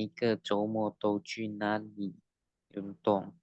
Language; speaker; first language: Chinese; non-native, learner; Indonesian